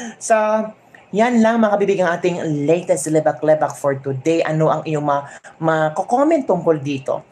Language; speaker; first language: Filipino; non-native, local second language; Hiligaynon